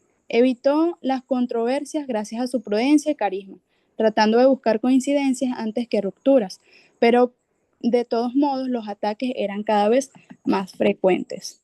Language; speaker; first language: Spanish; native; Spanish